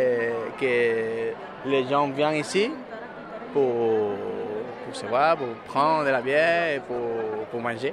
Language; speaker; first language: French; non-native, learner; Spanish